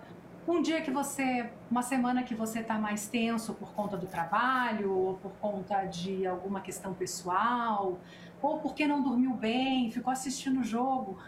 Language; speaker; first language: Portuguese; native; Portuguese